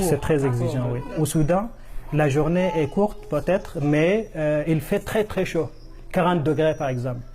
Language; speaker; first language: French; non-native, fluent; Arabic